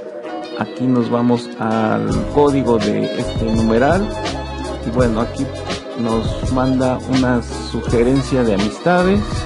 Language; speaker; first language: Spanish; native; Spanish